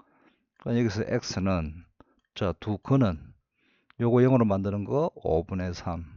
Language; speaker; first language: Korean; native; Korean